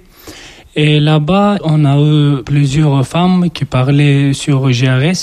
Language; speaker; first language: French; non-native, learner; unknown